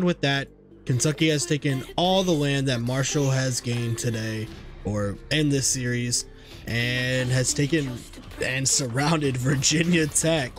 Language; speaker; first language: English; native; English